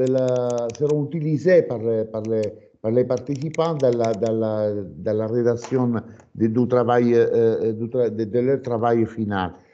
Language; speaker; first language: French; non-native, fluent; Italian